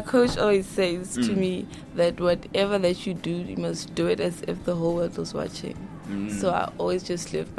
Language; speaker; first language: English; non-native, local second language; Southern Sotho